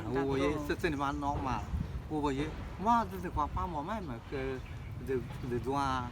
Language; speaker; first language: French; non-native, fluent; Khmer